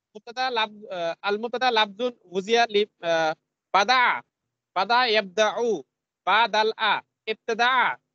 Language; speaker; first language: Arabic; non-native, learner; Bangla